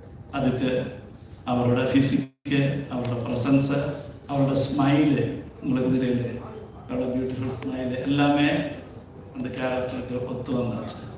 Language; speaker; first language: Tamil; non-native, learner; Malayalam